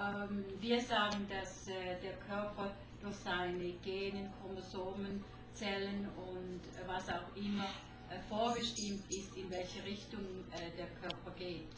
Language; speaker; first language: German; non-native, fluent; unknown